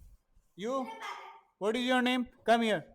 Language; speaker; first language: English; non-native, local second language; Hindi